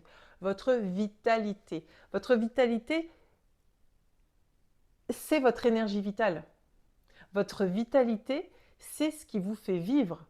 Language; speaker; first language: French; native; French